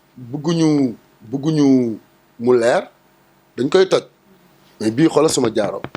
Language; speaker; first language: Wolof; native; Wolof